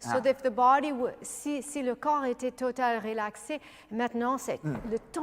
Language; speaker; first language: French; non-native, fluent; English